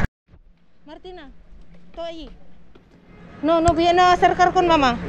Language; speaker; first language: Spanish; non-native, learner; Filipino